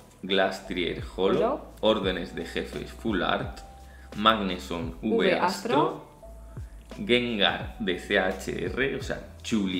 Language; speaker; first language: Spanish; native; Spanish